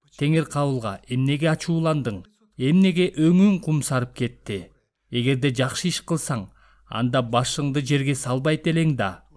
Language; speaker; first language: Kyrgyz; non-native, local second language; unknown